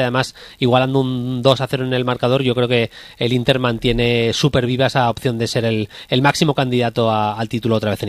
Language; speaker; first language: Spanish; native; Spanish